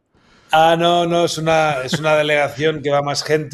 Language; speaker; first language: Spanish; native; Spanish